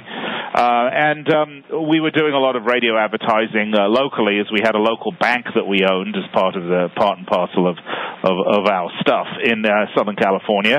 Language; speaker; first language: English; native; English